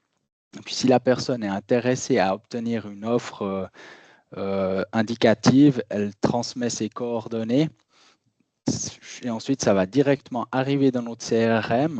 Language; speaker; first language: French; native; French